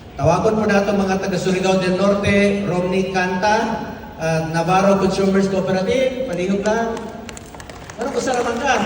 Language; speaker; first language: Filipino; non-native, local second language; Cebuano